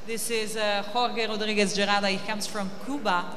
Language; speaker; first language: English; non-native, fluent; Italian